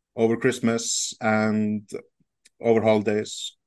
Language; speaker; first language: English; non-native, fluent; Icelandic